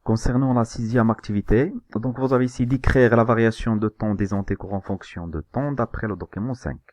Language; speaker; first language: French; non-native, local second language; Arabic